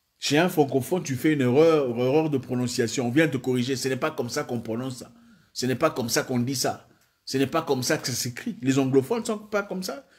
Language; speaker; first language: French; non-native, local second language; Swahili